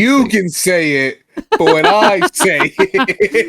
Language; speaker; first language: English; native; English